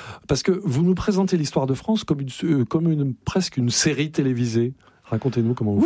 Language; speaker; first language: French; native; French